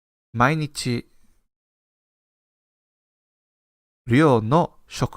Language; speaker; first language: Japanese; non-native, fluent; English